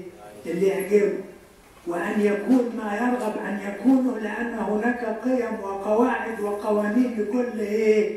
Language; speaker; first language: Arabic; native; Arabic